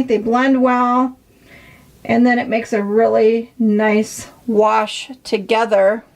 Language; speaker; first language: English; native; English